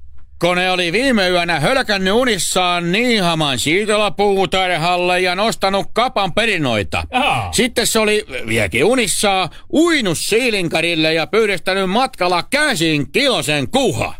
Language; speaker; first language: Finnish; native; Finnish